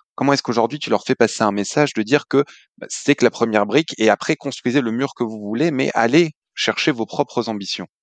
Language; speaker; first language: French; native; French